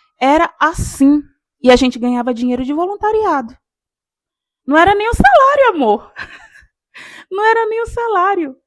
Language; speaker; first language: Portuguese; native; Portuguese